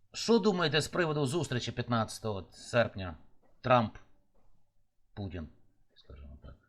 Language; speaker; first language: Ukrainian; native; Ukrainian